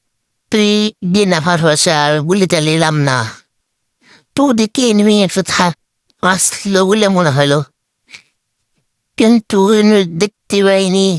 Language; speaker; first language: Bangla; native; Bangla